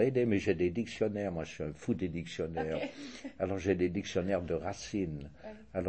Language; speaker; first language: French; native; French